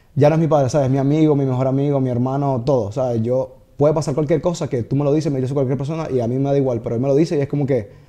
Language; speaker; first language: Spanish; native; Spanish